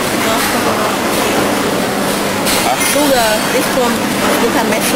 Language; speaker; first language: English; non-native, learner; Vietnamese